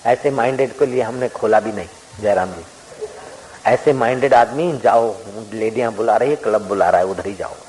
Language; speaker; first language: Hindi; non-native, local second language; Sindhi